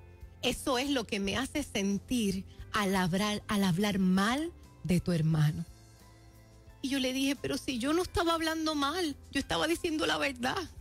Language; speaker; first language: Spanish; native; Spanish